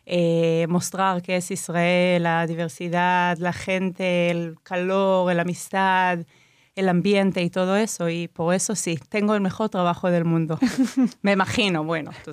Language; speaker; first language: Spanish; non-native, fluent; Hebrew